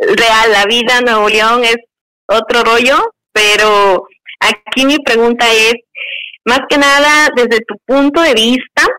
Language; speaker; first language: Spanish; native; Spanish